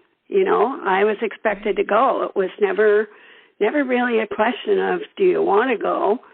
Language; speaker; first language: English; native; English